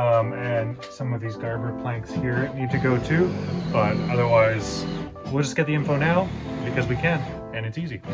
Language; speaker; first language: English; native; English